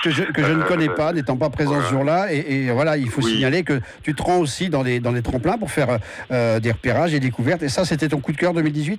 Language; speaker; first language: French; native; French